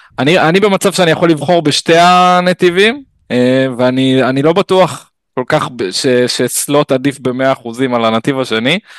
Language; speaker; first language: Hebrew; native; Hebrew